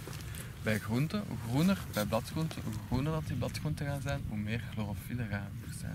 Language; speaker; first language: Dutch; native; Dutch